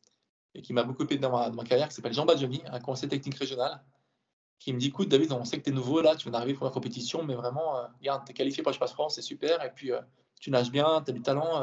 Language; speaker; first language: French; native; French